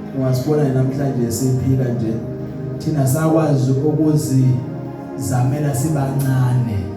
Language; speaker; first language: Zulu; early bilingual, other home language; Swati